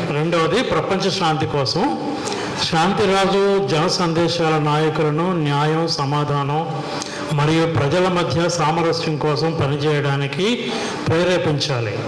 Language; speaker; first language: Telugu; native; Telugu